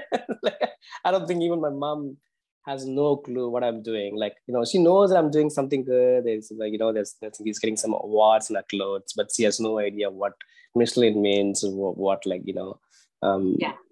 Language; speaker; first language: English; non-native, local second language; Tamil